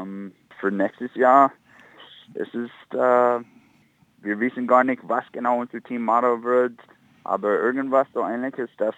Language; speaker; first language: German; non-native, fluent; English